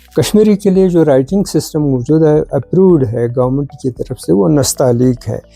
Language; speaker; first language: Urdu; non-native, local second language; Kashmiri